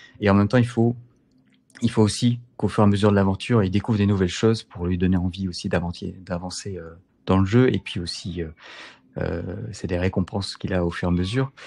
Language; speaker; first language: French; native; French